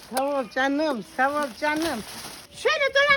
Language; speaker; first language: Turkish; native; Turkish